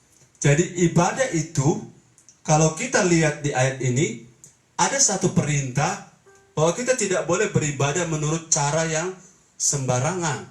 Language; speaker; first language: Indonesian; native; Indonesian